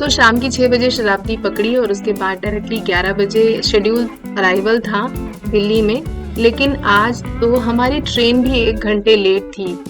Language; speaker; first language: Hindi; native; Hindi